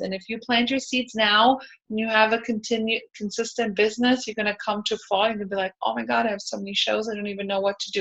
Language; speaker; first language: English; native; English